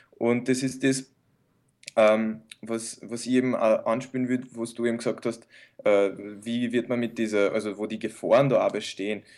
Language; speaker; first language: German; early bilingual, other home language; Bosnian